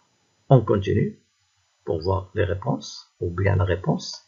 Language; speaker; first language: French; non-native, local second language; Arabic